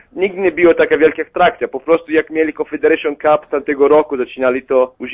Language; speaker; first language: Polish; non-native, learner; Italian